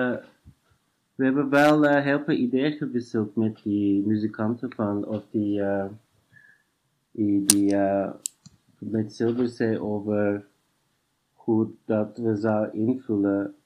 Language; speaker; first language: Dutch; non-native, fluent; English